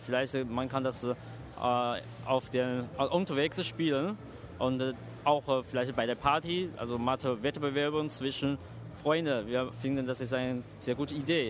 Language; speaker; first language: German; non-native, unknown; Chinese